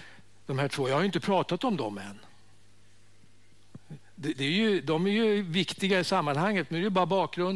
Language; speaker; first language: Swedish; native; Swedish